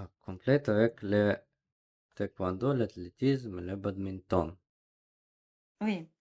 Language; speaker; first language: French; non-native, learner; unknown